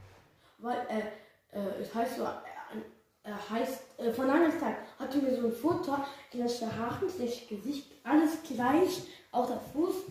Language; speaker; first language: German; early bilingual, other home language; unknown